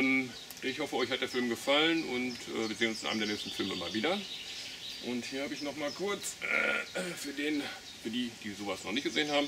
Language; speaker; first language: German; native; German